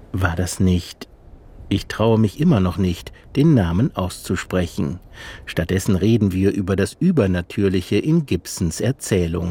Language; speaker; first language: German; native; German